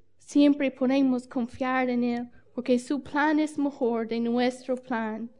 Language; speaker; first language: Spanish; non-native, fluent; English